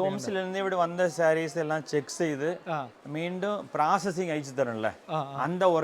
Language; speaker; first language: Malayalam; non-native, local second language; Tamil